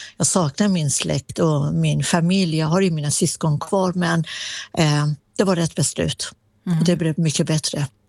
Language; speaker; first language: Swedish; non-native, fluent; Persian